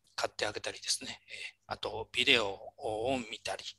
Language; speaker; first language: Japanese; native; Japanese